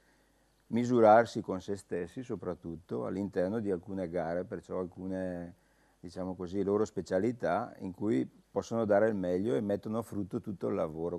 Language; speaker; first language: Italian; native; Italian